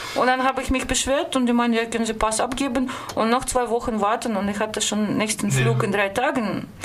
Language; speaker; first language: German; non-native, fluent; Russian